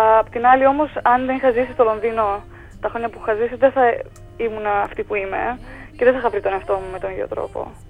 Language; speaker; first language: Greek; early bilingual, heritage; Greek